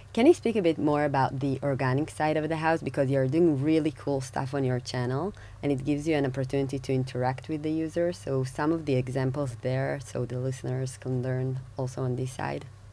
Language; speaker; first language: English; non-native, fluent; Hebrew